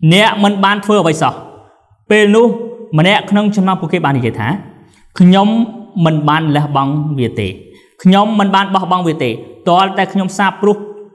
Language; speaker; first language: Khmer; non-native, local second language; Eastern Cham